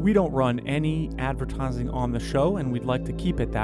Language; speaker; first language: English; native; English